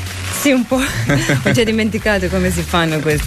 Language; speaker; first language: Italian; non-native, learner; Croatian